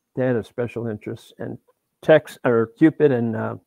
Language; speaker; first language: English; native; English